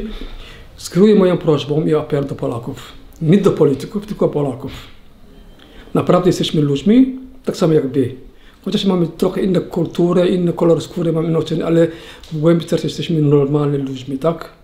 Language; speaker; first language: Polish; non-native, learner; Somali